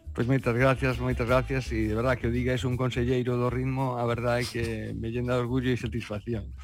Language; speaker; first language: Galician; native; Galician